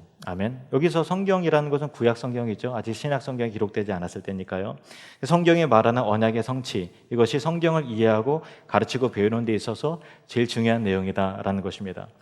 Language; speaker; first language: Korean; native; Korean